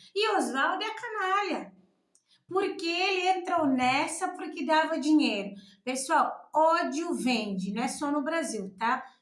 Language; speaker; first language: Portuguese; non-native, local second language; Kabuverdianu